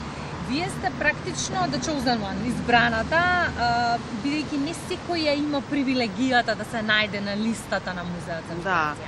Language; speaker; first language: Macedonian; native; Macedonian